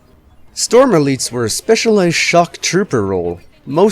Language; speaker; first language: English; native; English